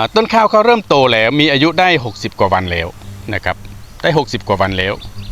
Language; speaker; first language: Thai; non-native, local second language; Khmer